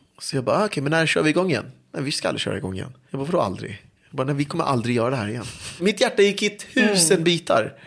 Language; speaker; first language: Swedish; early bilingual, other home language; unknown